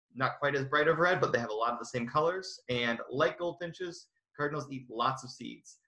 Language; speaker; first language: English; native; English